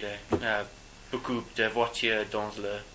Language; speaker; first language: French; non-native, learner; English